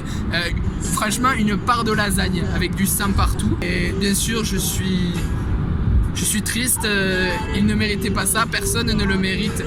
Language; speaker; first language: French; native; French